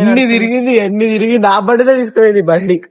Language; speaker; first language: Telugu; native; Telugu